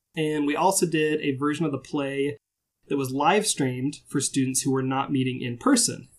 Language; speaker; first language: English; native; English